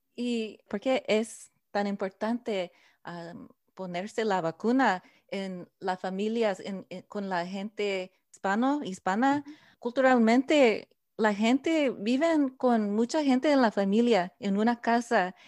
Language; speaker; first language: Spanish; non-native, learner; English